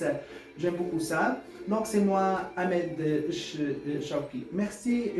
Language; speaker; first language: French; non-native, fluent; Arabic